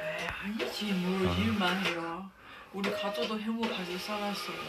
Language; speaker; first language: Korean; non-native, learner; Chinese